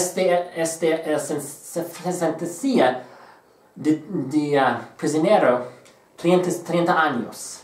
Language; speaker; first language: Spanish; non-native, learner; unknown